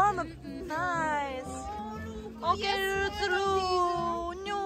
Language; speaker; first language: English; non-native, learner; Japanese